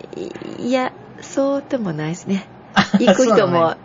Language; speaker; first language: Japanese; non-native, fluent; Chinese